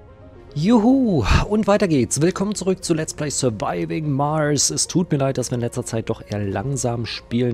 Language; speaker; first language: German; native; German